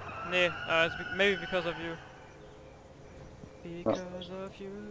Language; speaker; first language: English; non-native, learner; German